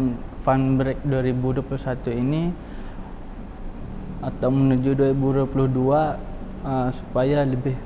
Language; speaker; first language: Indonesian; non-native, fluent; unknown